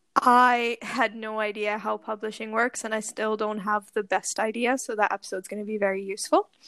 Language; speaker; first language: English; non-native, local second language; Urdu